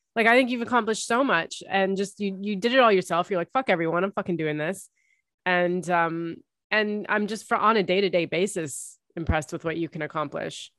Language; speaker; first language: English; early bilingual, other home language; Arabic